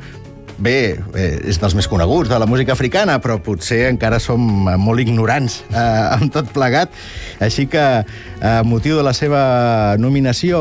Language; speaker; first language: Catalan; native; Catalan